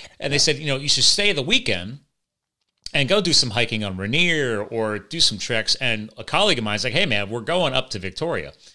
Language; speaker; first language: English; native; English